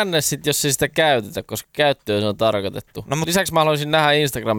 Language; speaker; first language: Finnish; native; Finnish